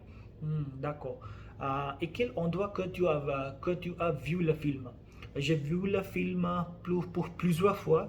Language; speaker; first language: French; non-native, learner; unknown